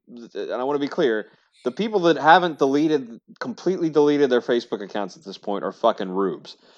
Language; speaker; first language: English; native; English